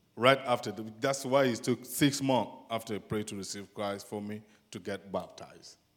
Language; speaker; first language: English; non-native, fluent; Dyula